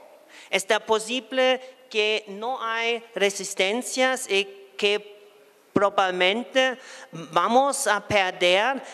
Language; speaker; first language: Spanish; non-native, fluent; German